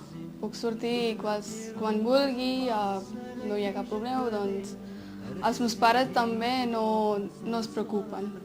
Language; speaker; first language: Catalan; non-native, fluent; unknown